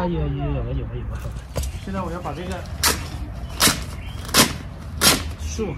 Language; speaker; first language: Chinese; native; Chinese